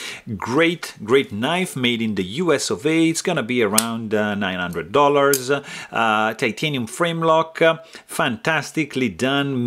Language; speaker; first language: English; non-native, fluent; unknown